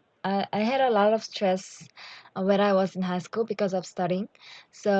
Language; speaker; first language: English; non-native, learner; Korean